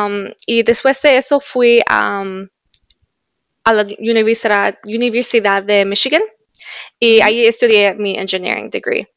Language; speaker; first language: Spanish; early bilingual, heritage; Spanish